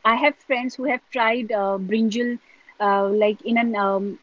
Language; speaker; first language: English; non-native, local second language; Assamese